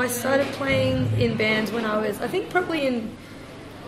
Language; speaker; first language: English; native; English